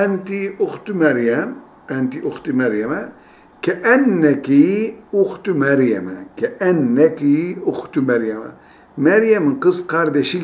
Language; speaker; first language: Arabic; non-native, fluent; Turkish